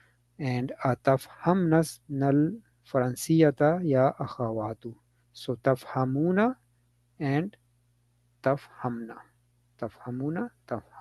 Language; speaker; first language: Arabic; non-native, fluent; Urdu